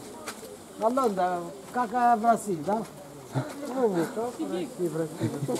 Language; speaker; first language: Russian; non-native, learner; Arabic